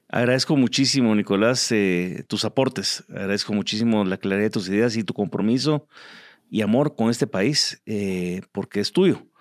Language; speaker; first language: Spanish; native; Spanish